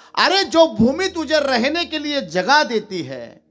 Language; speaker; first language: Hindi; non-native, local second language; Marathi